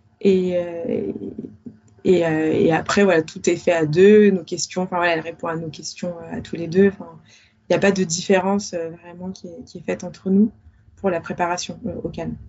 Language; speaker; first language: French; native; French